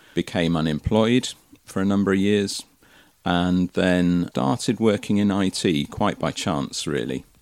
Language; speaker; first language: English; native; English